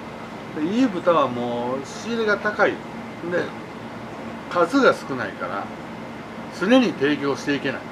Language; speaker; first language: Japanese; native; Japanese